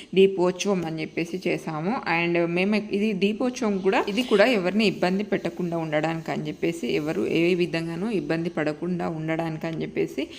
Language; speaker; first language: Telugu; native; Telugu